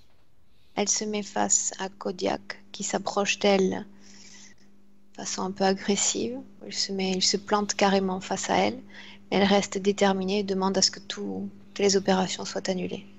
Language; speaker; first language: French; native; French